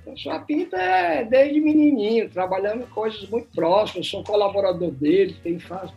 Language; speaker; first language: Portuguese; native; Portuguese